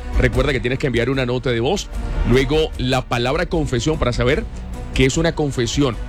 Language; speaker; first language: Spanish; native; Spanish